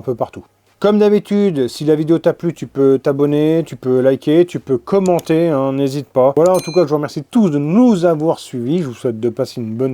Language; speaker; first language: French; native; French